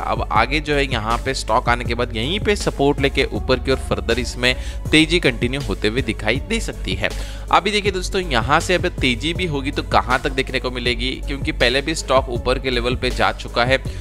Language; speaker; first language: Hindi; native; Hindi